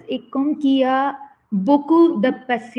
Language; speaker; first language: French; non-native, learner; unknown